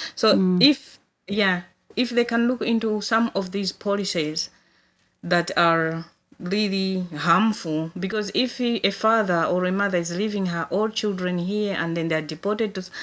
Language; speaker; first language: English; non-native, local second language; Nyanja